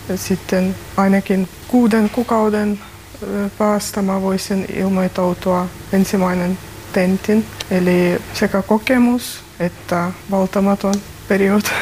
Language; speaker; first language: Finnish; non-native, learner; Ukrainian